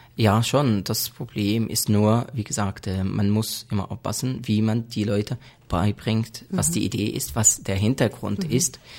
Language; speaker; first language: German; non-native, fluent; Arabic